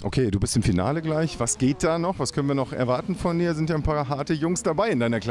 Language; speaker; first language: German; native; German